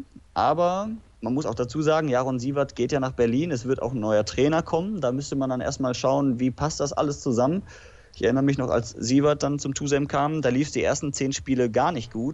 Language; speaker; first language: German; native; German